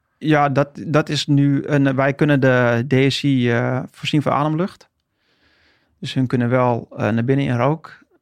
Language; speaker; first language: Dutch; native; Dutch